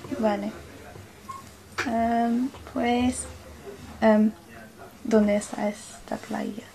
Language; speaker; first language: Spanish; non-native, learner; English